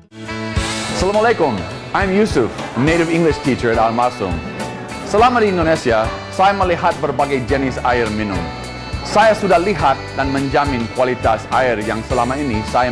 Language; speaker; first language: Indonesian; non-native, fluent; English